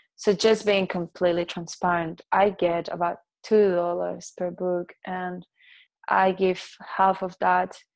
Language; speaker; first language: English; non-native, fluent; Catalan